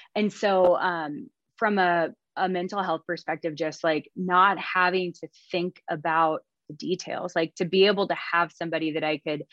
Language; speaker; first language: English; native; English